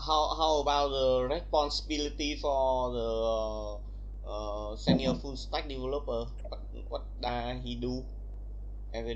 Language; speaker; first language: English; non-native, learner; Vietnamese